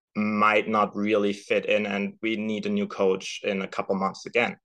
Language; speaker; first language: English; non-native, fluent; German